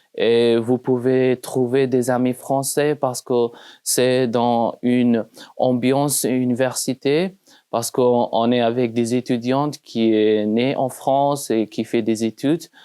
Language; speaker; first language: French; non-native, learner; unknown